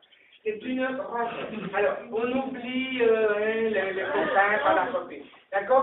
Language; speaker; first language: French; native; French